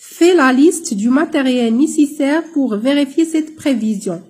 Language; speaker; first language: French; non-native, local second language; Arabic